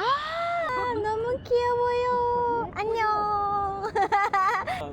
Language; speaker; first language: Korean; non-native, learner; Japanese